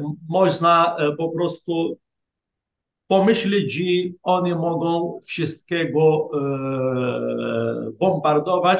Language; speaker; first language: Polish; non-native, fluent; Arabic